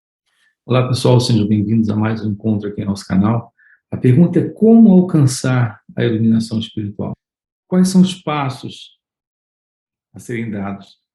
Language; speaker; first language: Portuguese; native; Portuguese